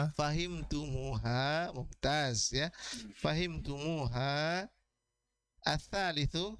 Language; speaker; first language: Arabic; non-native, fluent; Indonesian